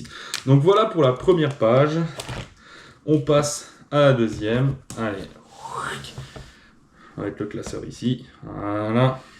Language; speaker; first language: French; native; French